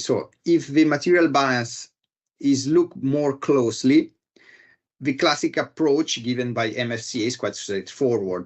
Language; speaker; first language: English; non-native, fluent; Italian